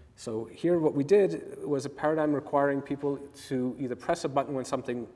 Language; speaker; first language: English; native; English